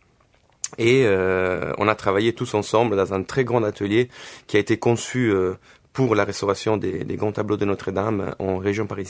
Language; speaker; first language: French; non-native, fluent; Italian